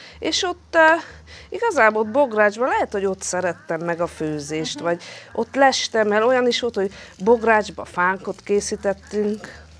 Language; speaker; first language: Hungarian; native; Hungarian